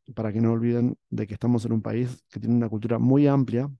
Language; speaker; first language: English; non-native, fluent; Spanish